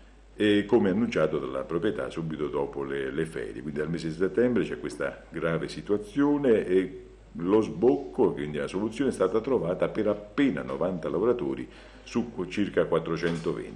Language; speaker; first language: Italian; native; Italian